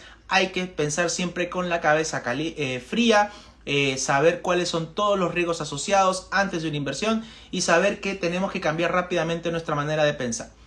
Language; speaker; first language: Spanish; native; Spanish